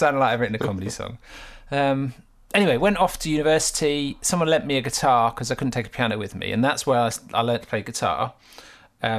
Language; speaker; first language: English; native; English